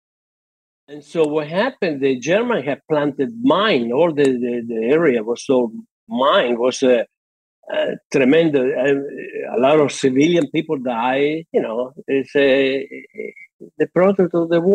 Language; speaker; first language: English; non-native, fluent; Spanish